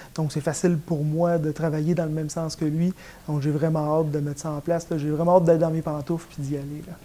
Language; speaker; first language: French; native; French